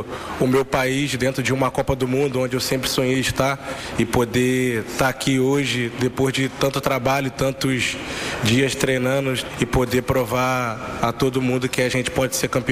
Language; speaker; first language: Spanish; non-native, learner; Portuguese